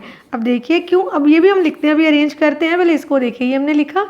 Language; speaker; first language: Hindi; native; Hindi